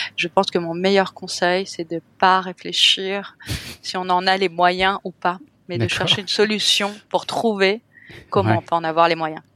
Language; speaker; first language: French; native; French